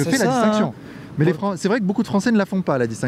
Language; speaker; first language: French; native; French